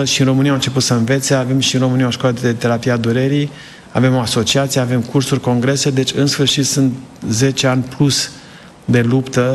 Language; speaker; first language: Romanian; native; Romanian